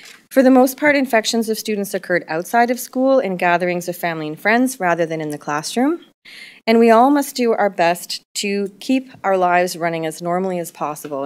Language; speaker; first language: English; native; English